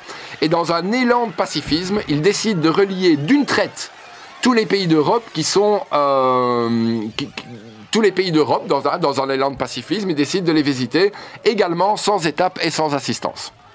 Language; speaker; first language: French; native; French